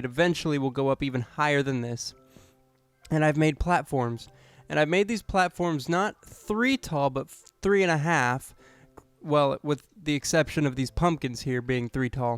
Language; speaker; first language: English; native; English